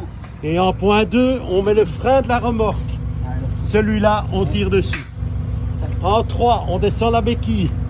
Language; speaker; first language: French; native; French